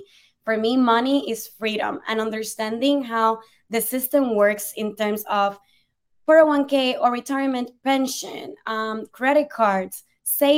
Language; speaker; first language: English; non-native, fluent; Spanish